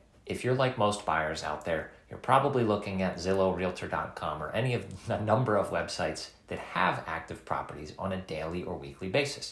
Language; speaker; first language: English; native; English